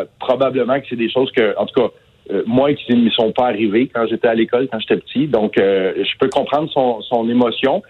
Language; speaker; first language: French; native; French